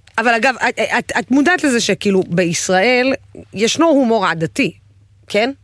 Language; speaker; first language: Hebrew; native; Hebrew